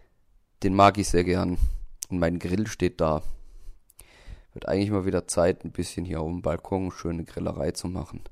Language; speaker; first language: German; native; German